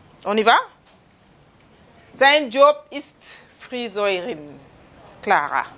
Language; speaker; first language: German; non-native, fluent; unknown